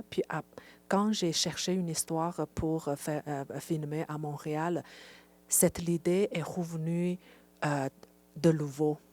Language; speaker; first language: French; non-native, fluent; Chinese